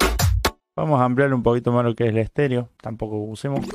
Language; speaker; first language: Spanish; native; Spanish